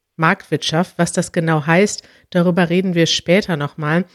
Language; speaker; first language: German; native; German